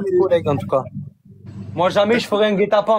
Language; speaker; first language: French; native; French